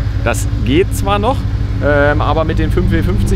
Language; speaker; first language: German; native; German